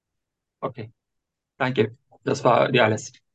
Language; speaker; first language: German; non-native, learner; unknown